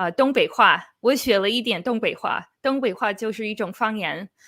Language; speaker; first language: Chinese; non-native, learner; English